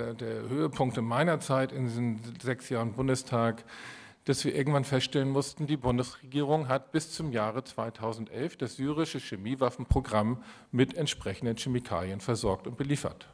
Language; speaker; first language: German; native; German